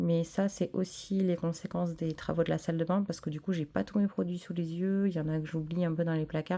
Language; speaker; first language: French; native; French